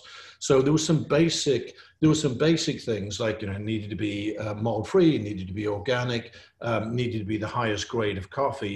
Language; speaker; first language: English; native; English